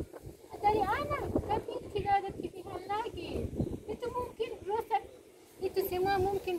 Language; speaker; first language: Indonesian; non-native, learner; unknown